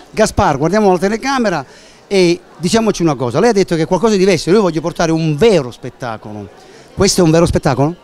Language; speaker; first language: Italian; native; Italian